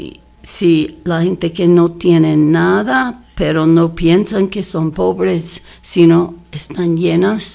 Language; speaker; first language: Spanish; non-native, learner; English